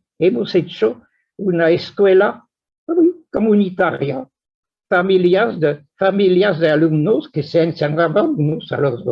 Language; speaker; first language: Spanish; non-native, fluent; French